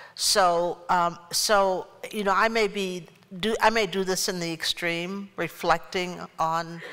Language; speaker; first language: English; native; English